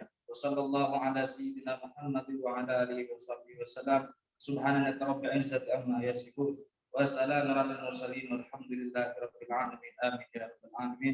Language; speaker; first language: Arabic; non-native, learner; Indonesian